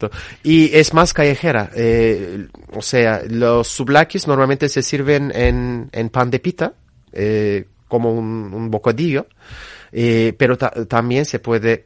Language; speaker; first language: Spanish; non-native, fluent; Turkish